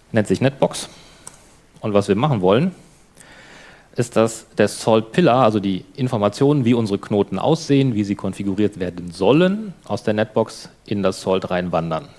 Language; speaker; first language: German; native; German